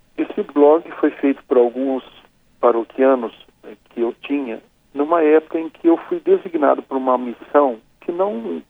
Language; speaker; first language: Portuguese; native; Portuguese